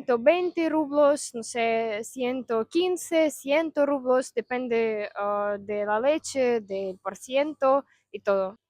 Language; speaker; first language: Spanish; non-native, fluent; Russian